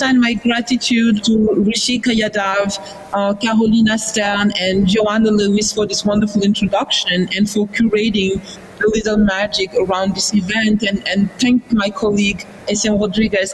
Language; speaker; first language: English; non-native, fluent; Wolof